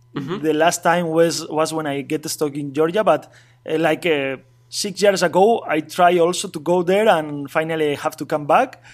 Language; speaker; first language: English; non-native, learner; Spanish